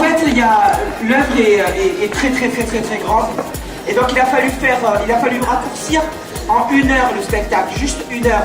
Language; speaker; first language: French; native; French